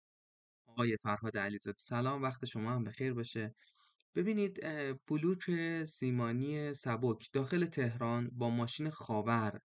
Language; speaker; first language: Persian; native; Persian